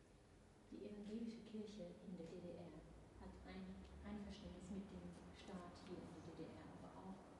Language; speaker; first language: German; non-native, fluent; English